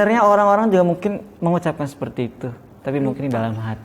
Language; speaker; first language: Indonesian; native; Indonesian